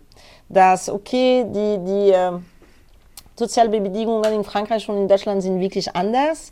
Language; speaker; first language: German; non-native, learner; French